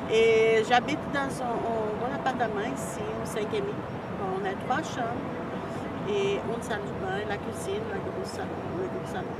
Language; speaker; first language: French; non-native, fluent; Portuguese